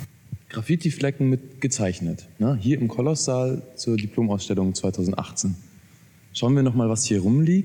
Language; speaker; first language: German; native; German